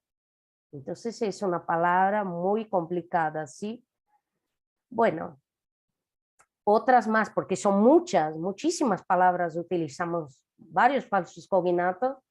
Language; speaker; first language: Spanish; non-native, fluent; Portuguese